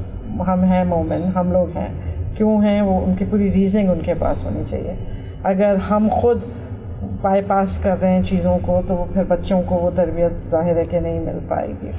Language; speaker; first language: Urdu; native; Urdu